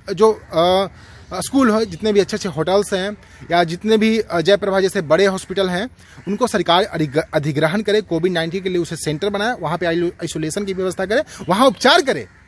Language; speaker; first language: Hindi; native; Hindi